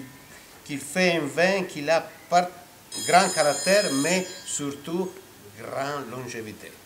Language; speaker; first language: French; non-native, fluent; Italian